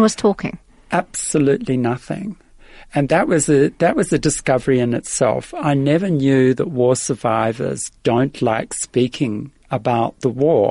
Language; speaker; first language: English; early bilingual, other home language; Dutch